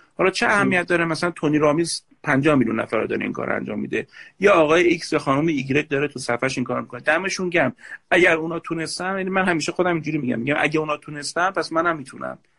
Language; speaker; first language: Persian; native; Persian